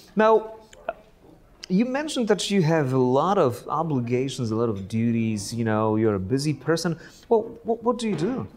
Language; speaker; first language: English; non-native, fluent; Polish